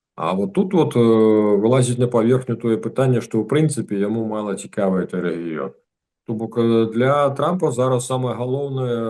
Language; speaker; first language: Belarusian; non-native, local second language; Russian